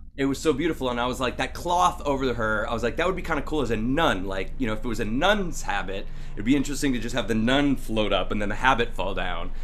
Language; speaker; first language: English; native; English